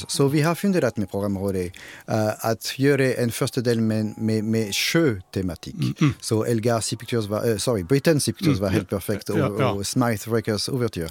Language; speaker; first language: Swedish; non-native, fluent; French